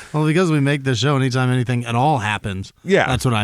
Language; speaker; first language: English; native; English